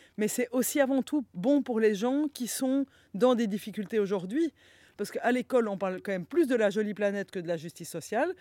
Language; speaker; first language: French; native; French